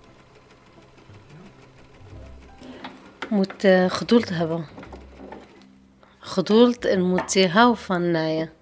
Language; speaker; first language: Dutch; non-native, learner; Arabic